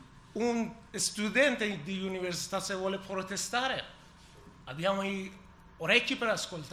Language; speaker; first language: Italian; non-native, learner; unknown